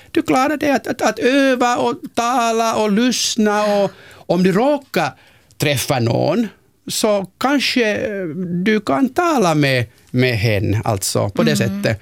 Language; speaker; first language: Swedish; non-native, local second language; Finnish